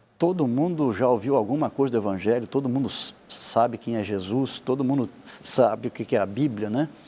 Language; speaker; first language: Portuguese; native; Portuguese